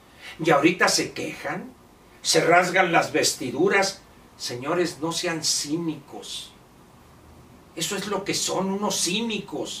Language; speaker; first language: Spanish; native; Spanish